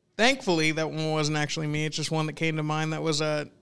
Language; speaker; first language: English; native; English